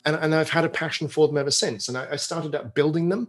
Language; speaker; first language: English; native; English